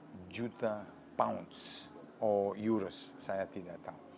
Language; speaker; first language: Indonesian; non-native, fluent; Serbian